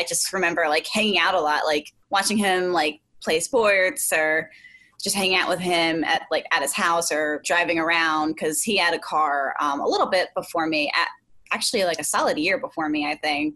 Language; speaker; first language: English; native; English